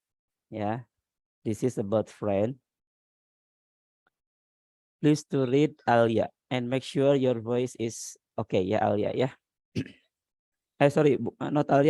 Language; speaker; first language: English; non-native, learner; Indonesian